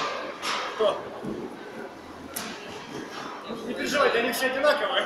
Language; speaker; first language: Russian; native; Russian